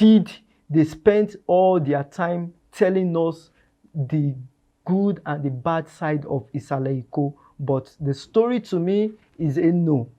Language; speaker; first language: English; non-native, local second language; Yoruba